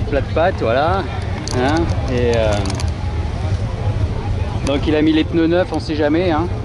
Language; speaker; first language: French; native; French